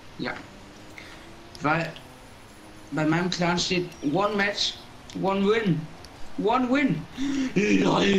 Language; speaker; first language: German; native; German